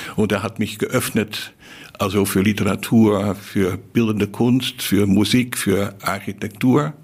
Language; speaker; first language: German; non-native, fluent; Dutch